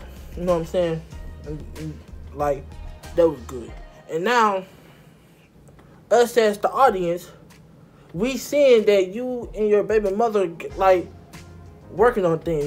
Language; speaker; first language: English; native; English